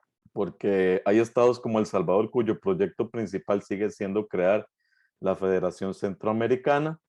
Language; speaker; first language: Spanish; native; Spanish